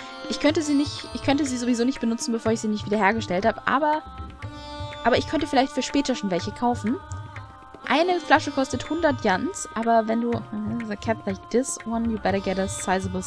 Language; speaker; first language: German; native; German